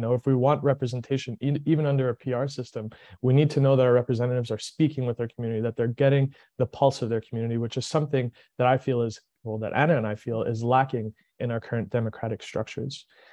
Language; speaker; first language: English; early bilingual, other home language; French